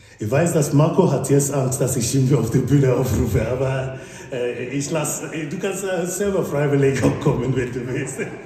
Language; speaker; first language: German; non-native, fluent; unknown